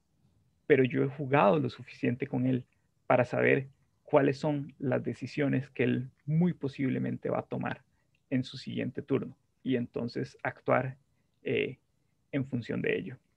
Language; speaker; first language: Spanish; native; Spanish